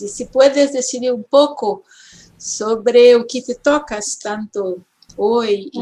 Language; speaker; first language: Spanish; non-native, fluent; Portuguese